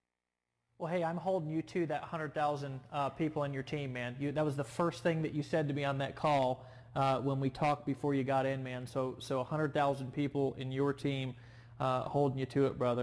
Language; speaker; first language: English; native; English